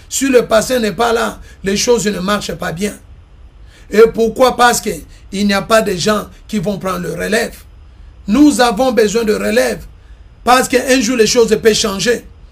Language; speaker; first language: French; non-native, local second language; Lingala